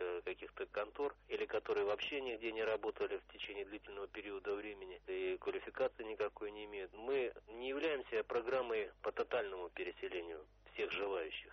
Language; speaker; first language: Russian; native; Russian